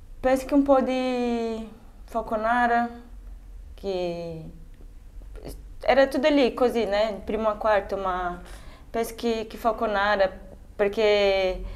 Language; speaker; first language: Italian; non-native, fluent; Portuguese